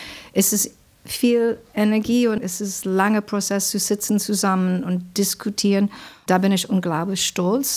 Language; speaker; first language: German; non-native, fluent; English